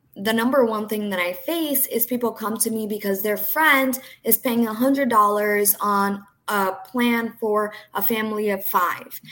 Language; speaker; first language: English; early bilingual, other home language; Portuguese